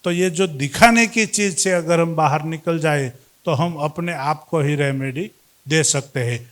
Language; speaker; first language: Hindi; non-native, local second language; Gujarati